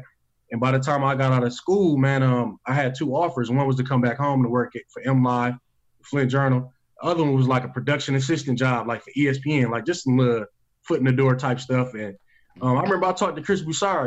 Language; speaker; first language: English; native; English